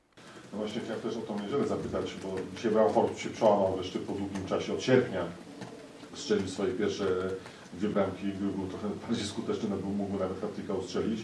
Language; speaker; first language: Polish; native; Polish